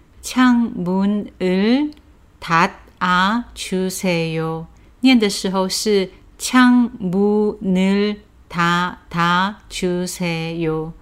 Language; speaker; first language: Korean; non-native, fluent; Chinese